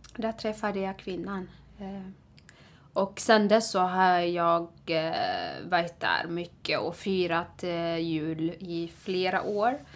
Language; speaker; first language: Swedish; non-native, fluent; Tigrinya